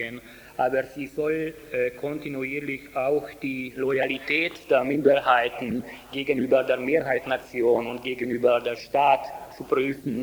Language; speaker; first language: German; non-native, fluent; Hungarian